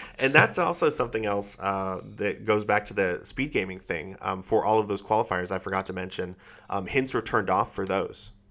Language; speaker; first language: English; native; English